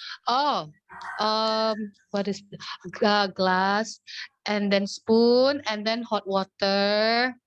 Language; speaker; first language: English; non-native, learner; Indonesian